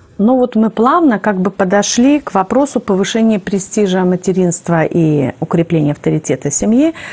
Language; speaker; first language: Russian; native; Russian